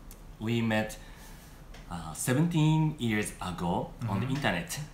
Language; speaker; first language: English; non-native, learner; Japanese